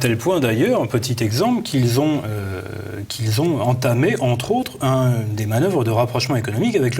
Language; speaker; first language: French; native; French